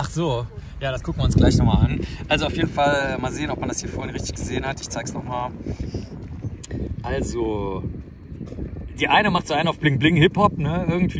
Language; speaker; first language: German; native; German